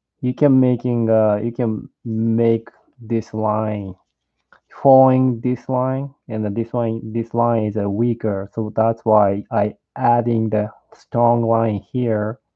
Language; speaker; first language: English; non-native, learner; Japanese